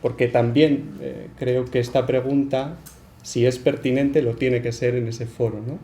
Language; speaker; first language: Spanish; native; Spanish